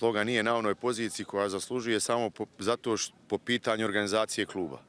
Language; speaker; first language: Bosnian; native; Bosnian